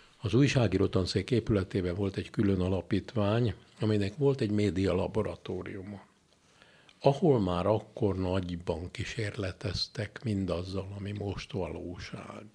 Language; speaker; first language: Hungarian; native; Hungarian